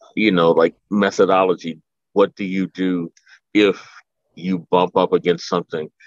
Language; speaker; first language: English; native; English